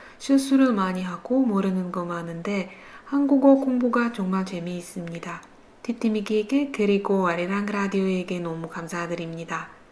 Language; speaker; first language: Korean; non-native, learner; Czech